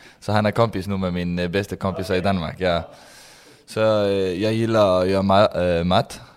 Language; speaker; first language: Swedish; non-native, learner; Danish